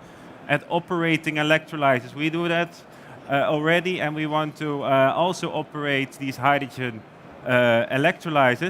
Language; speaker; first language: English; non-native, fluent; Dutch